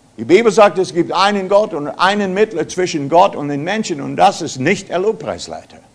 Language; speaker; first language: German; non-native, fluent; English